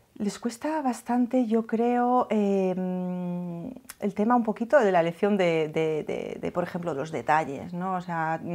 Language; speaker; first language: Spanish; native; Spanish